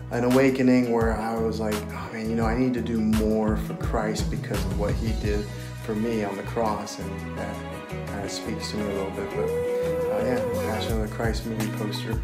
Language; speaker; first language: English; native; English